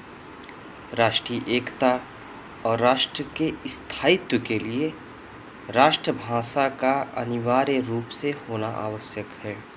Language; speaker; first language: Hindi; native; Hindi